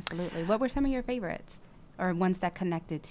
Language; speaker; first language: English; native; English